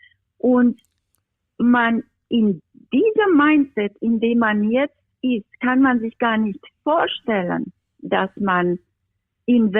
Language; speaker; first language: German; non-native, fluent; Romanian